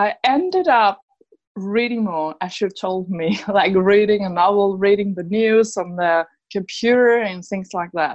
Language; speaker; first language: English; non-native, fluent; Danish